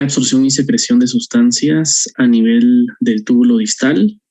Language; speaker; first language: Spanish; native; Spanish